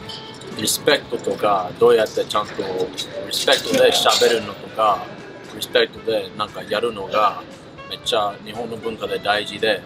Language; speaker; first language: Japanese; early bilingual, heritage; English